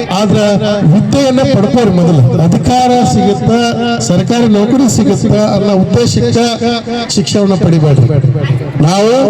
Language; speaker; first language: Kannada; non-native, local second language; Urdu